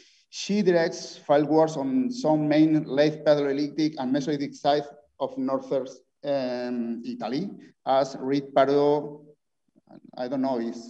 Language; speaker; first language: English; non-native, learner; Spanish